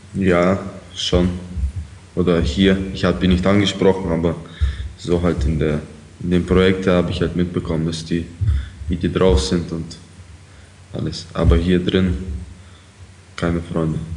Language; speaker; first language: German; early bilingual, other home language; Ukrainian